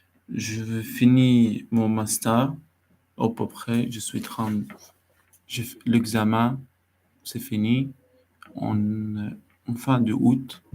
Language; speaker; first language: French; non-native, learner; Arabic